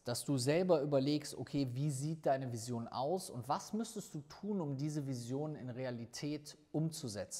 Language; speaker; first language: German; native; German